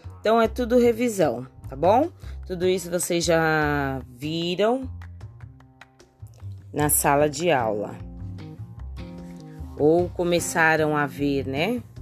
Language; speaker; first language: Portuguese; native; Portuguese